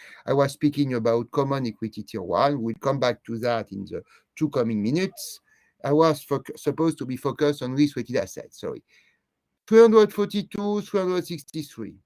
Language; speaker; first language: English; non-native, fluent; French